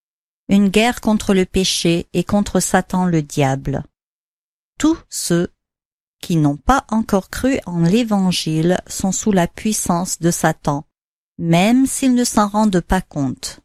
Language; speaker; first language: French; native; French